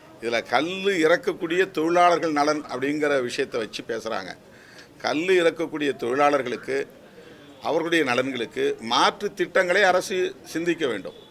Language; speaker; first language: Tamil; native; Tamil